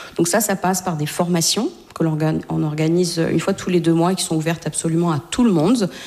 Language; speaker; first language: French; native; French